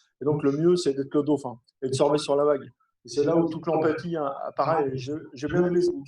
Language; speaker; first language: French; native; French